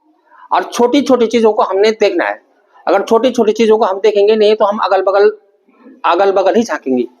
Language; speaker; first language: Hindi; native; Hindi